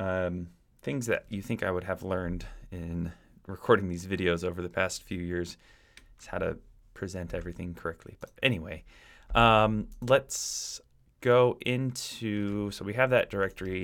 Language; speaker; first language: English; native; English